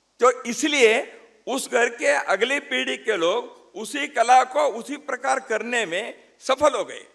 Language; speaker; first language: Hindi; non-native, local second language; Kannada